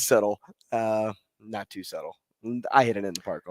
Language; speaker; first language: English; native; English